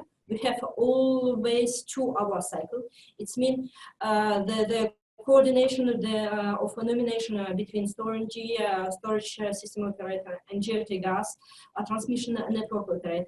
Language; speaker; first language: English; non-native, fluent; French